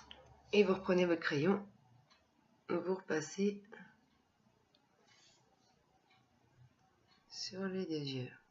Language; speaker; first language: French; native; French